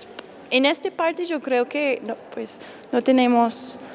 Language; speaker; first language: Spanish; non-native, fluent; English